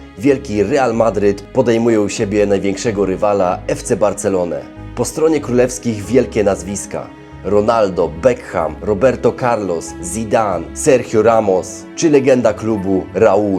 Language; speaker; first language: Polish; native; Polish